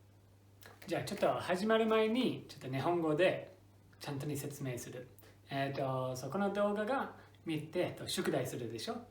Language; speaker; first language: Japanese; non-native, fluent; English